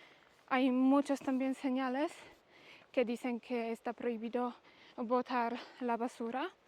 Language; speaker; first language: Spanish; non-native, learner; Polish